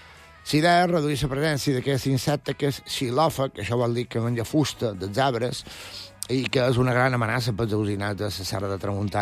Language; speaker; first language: Catalan; native; Catalan